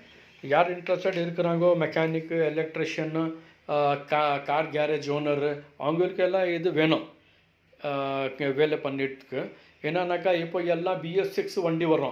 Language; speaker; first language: Tamil; non-native, local second language; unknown